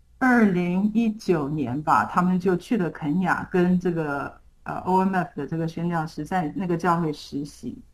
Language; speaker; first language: Chinese; native; Chinese